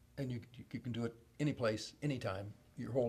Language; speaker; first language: English; native; English